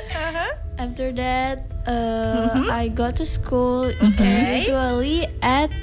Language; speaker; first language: English; non-native, learner; Indonesian